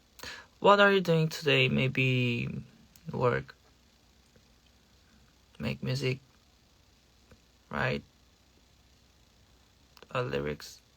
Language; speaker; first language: English; non-native, learner; Korean